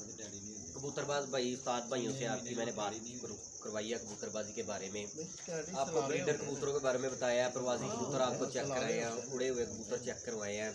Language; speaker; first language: Hindi; non-native, local second language; Punjabi